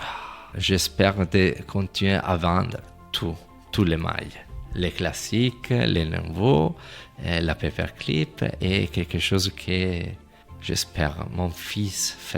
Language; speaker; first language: French; non-native, fluent; Italian